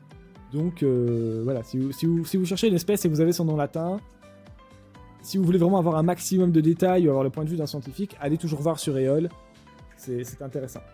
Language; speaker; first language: French; native; French